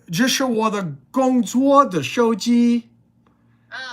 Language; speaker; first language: Chinese; non-native, learner; English